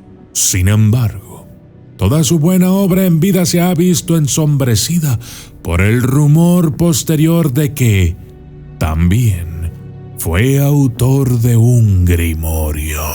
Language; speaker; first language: Spanish; native; Spanish